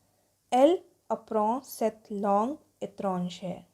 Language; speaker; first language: French; non-native, fluent; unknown